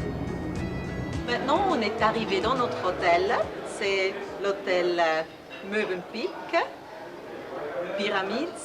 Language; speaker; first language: French; non-native, fluent; Arabic